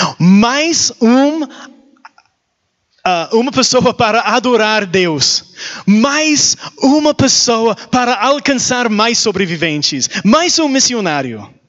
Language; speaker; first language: Portuguese; non-native, learner; English